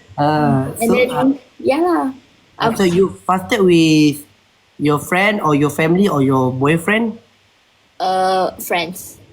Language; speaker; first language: English; non-native, learner; Malay